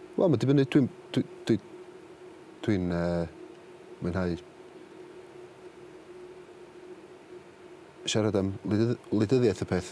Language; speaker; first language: Welsh; native; Welsh